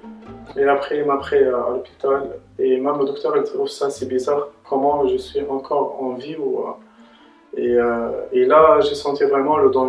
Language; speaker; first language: French; non-native, local second language; Arabic